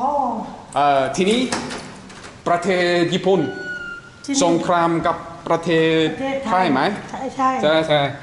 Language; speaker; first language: Thai; non-native, learner; English